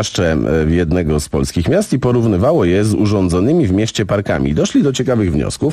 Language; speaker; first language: Polish; native; Polish